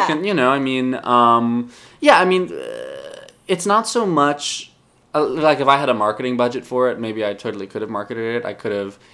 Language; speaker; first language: English; native; English